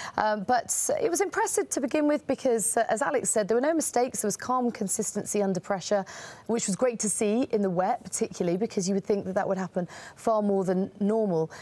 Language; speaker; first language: English; native; English